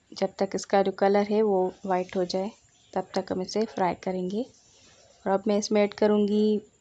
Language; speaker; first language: Urdu; non-native, local second language; Sindhi